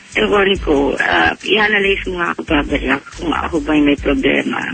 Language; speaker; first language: Filipino; native; Filipino